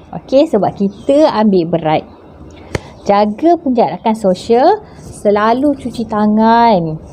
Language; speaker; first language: Malay; native; Malay